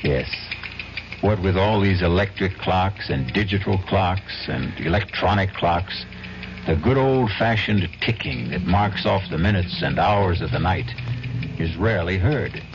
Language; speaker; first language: English; native; English